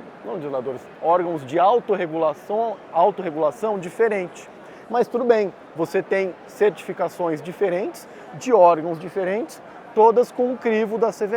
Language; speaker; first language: Portuguese; native; Portuguese